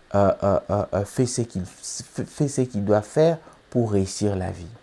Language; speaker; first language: French; non-native, local second language; Lingala